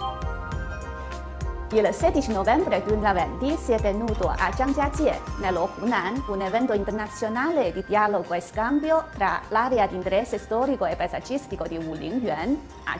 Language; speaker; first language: Italian; non-native, fluent; Chinese